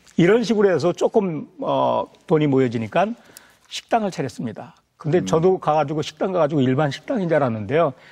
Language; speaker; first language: Korean; native; Korean